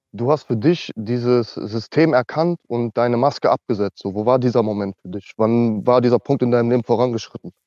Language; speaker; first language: German; native; German